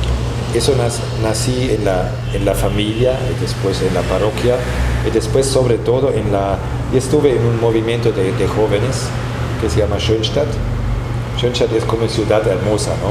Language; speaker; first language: Spanish; non-native, fluent; German